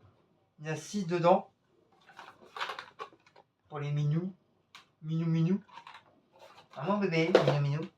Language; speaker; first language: French; native; French